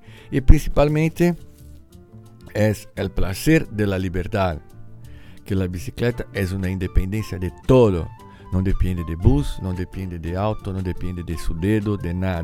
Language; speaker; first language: Spanish; non-native, fluent; Portuguese